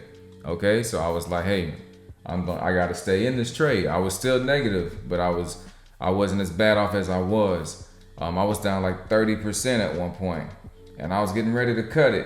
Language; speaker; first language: English; native; English